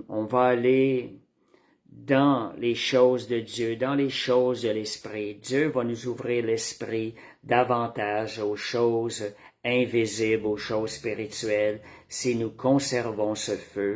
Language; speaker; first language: French; native; French